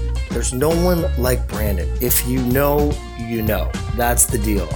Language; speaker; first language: English; native; English